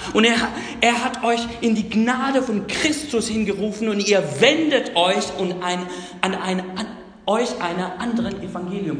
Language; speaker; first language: German; non-native, fluent; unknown